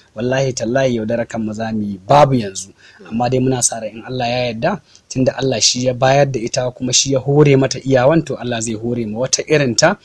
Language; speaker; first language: Hausa; native; Hausa